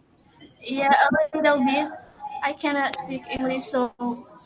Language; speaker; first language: English; non-native, fluent; Indonesian